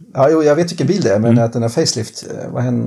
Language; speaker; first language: Swedish; native; Swedish